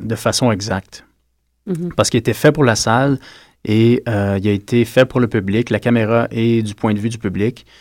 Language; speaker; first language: French; native; French